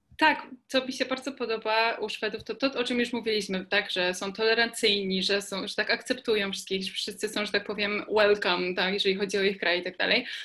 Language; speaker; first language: Polish; native; Polish